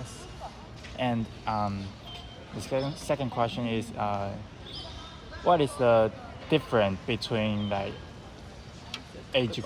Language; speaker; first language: English; non-native, learner; Chinese